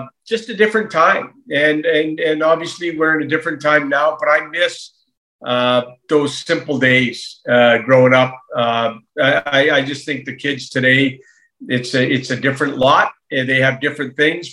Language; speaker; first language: English; native; English